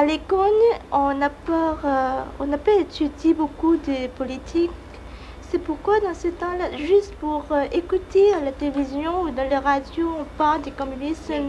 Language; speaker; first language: French; non-native, fluent; Vietnamese